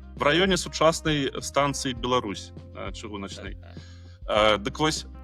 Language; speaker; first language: Belarusian; native; Belarusian